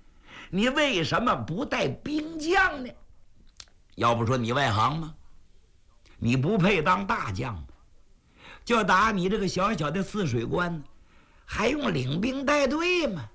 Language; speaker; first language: Chinese; native; Chinese